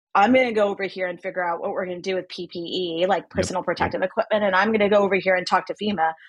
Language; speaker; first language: English; native; English